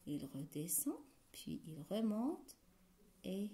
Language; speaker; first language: French; non-native, local second language; Arabic